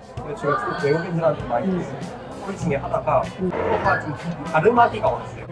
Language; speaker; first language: Korean; native; Korean